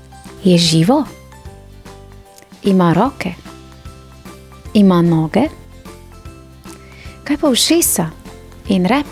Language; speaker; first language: Slovenian; native; Slovenian